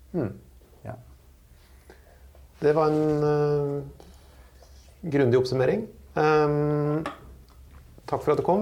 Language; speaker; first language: Norwegian; native; Norwegian